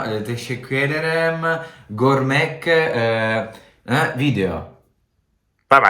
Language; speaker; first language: Turkish; non-native, learner; Italian